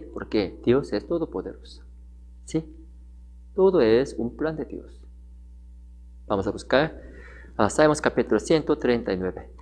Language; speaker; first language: Spanish; non-native, learner; Korean